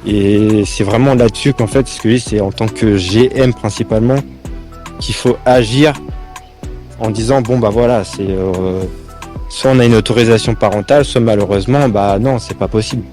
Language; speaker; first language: French; native; French